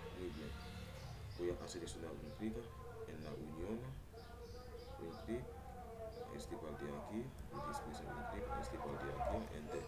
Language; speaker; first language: Spanish; non-native, learner; Haitian Creole